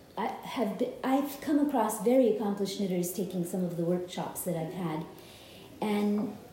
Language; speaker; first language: English; native; English